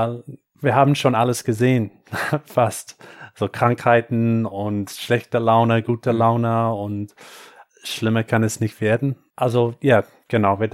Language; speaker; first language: German; non-native, fluent; English